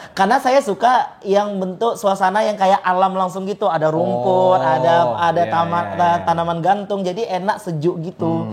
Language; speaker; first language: Indonesian; native; Indonesian